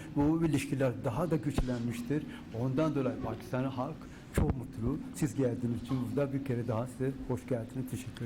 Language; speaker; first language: Turkish; non-native, fluent; Urdu